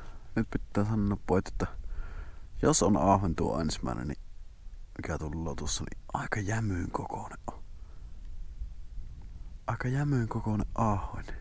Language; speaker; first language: Finnish; native; Finnish